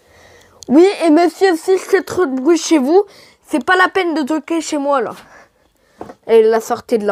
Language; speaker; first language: French; native; French